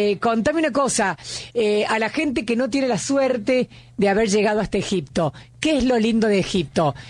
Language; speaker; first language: Spanish; native; Spanish